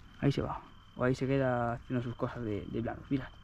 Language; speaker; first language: Spanish; native; Spanish